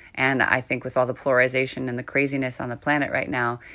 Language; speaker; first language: English; native; English